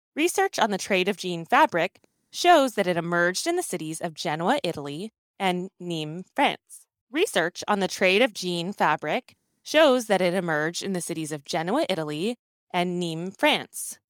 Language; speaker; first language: English; early bilingual, other home language; Hindi